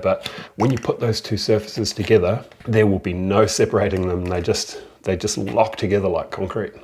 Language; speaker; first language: English; native; English